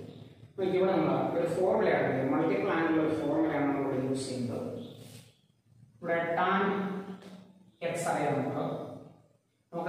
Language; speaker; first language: English; non-native, local second language; Malayalam